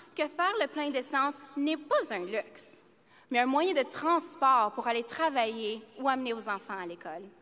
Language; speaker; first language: English; native; English